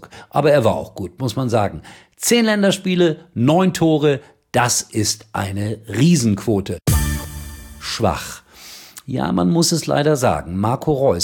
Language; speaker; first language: German; native; German